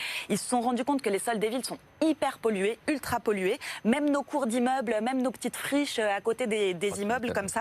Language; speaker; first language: French; native; French